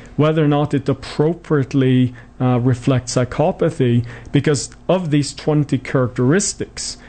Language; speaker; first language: English; non-native, fluent; Swedish